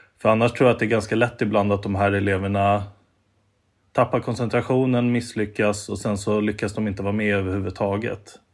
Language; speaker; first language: Swedish; native; Swedish